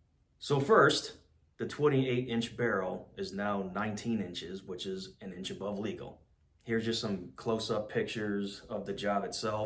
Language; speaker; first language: English; native; English